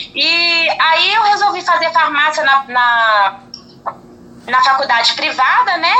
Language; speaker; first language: Portuguese; native; Portuguese